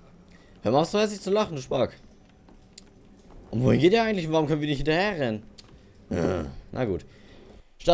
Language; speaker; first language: German; native; German